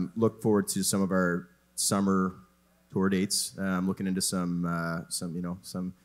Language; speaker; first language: English; native; English